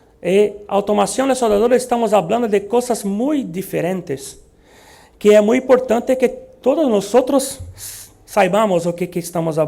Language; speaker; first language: Spanish; non-native, learner; Portuguese